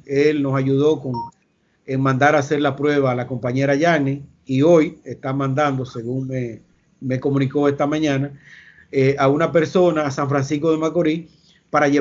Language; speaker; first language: Spanish; native; Spanish